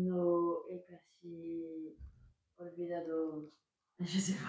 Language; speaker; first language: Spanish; non-native, learner; French